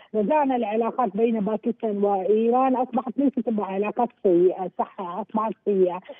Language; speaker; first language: Arabic; non-native, learner; Urdu